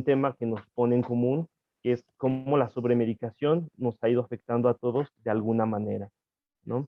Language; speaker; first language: Spanish; native; Spanish